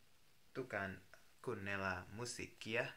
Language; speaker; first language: Finnish; non-native, learner; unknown